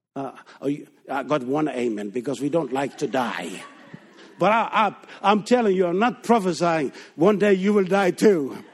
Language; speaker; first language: English; non-native, fluent; Danish